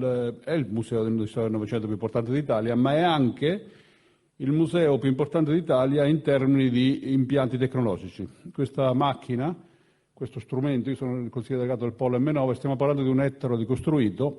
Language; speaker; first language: Italian; native; Italian